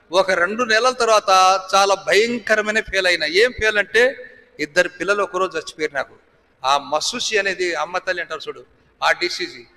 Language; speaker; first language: Telugu; non-native, local second language; Lambadi